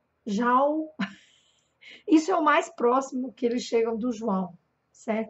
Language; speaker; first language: Portuguese; non-native, fluent; German